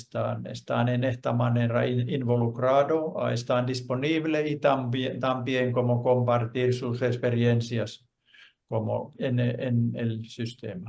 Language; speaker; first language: Spanish; non-native, fluent; Finnish